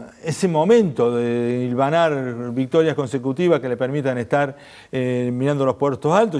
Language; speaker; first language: Spanish; native; Spanish